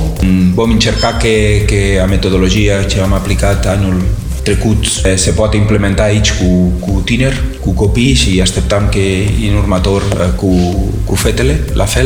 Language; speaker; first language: Romanian; non-native, learner; Spanish